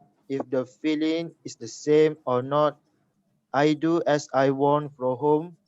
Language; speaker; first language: English; non-native, local second language; Malay